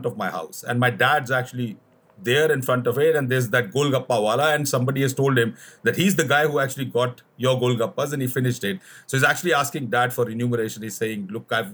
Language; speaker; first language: English; non-native, local second language; Hindi